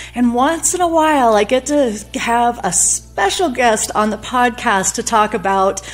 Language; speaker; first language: English; native; English